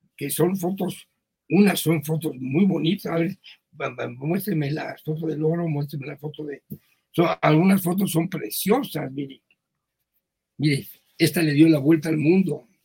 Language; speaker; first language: Spanish; early bilingual, other home language; Yiddish